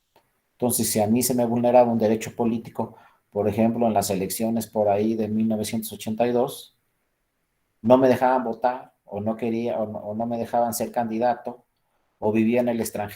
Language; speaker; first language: Spanish; native; Spanish